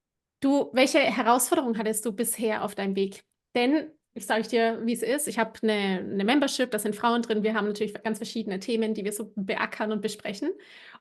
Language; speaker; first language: German; native; German